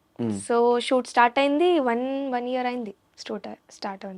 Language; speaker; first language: Telugu; non-native, learner; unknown